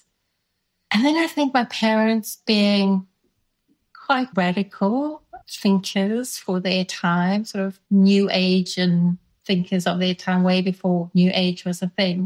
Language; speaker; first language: English; non-native, local second language; Dutch